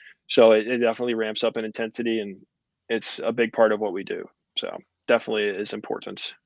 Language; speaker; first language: English; native; English